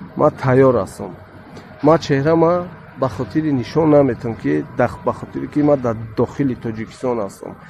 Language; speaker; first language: Tajik; native; Tajik